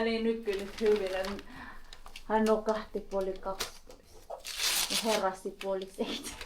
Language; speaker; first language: Finnish; non-native, learner; Filipino